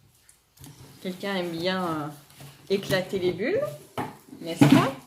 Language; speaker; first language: French; native; French